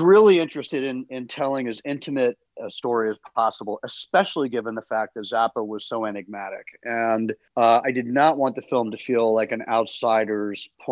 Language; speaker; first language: English; native; English